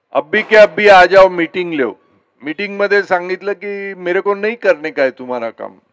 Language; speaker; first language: Hindi; non-native, local second language; Marathi